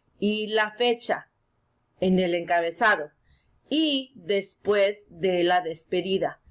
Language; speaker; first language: Spanish; early bilingual, heritage; Spanish